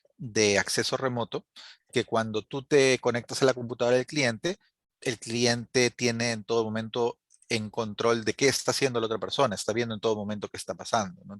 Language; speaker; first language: Spanish; native; Spanish